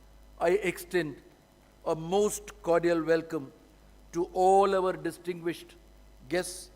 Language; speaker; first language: English; non-native, local second language; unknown